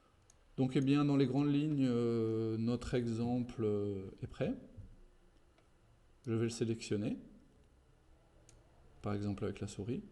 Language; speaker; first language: French; native; French